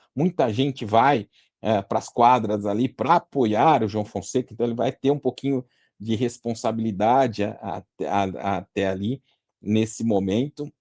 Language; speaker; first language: Portuguese; native; Portuguese